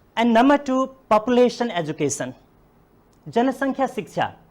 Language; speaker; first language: English; non-native, local second language; Nepali